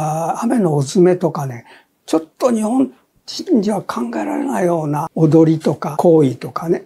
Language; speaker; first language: Japanese; native; Japanese